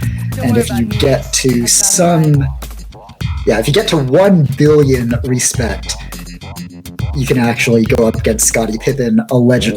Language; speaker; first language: English; native; English